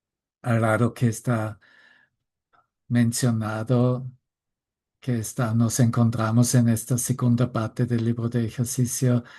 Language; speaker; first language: Spanish; non-native, fluent; German